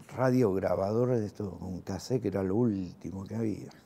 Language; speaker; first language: Spanish; native; Spanish